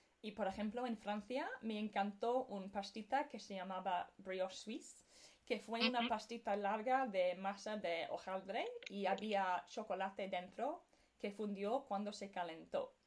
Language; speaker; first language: Spanish; non-native, fluent; English